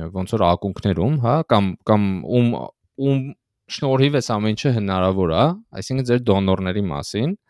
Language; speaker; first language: Armenian; native; Armenian